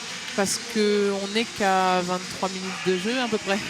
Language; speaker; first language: French; native; French